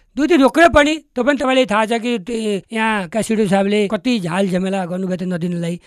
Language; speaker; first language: Nepali; non-native, local second language; Bhojpuri